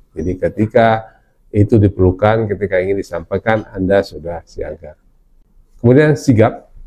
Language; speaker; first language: Indonesian; non-native, local second language; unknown